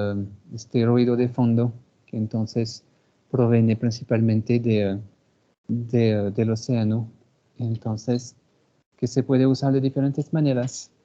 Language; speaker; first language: Spanish; non-native, fluent; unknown